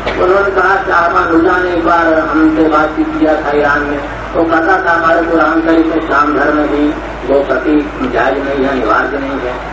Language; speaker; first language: Hindi; native; Hindi